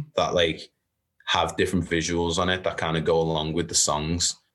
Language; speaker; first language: English; native; English